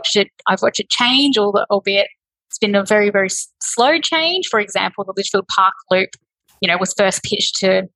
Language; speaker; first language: English; native; English